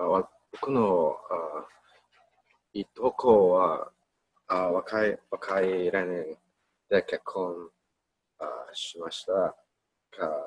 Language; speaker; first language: Japanese; non-native, learner; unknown